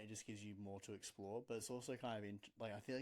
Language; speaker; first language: English; native; English